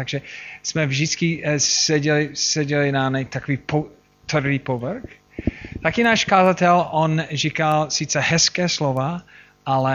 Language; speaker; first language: Czech; non-native, fluent; English